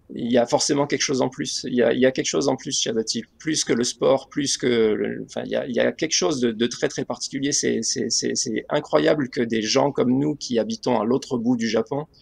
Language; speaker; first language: French; native; French